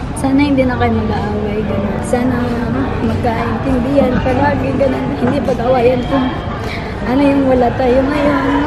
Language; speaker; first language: Filipino; non-native, local second language; Cebuano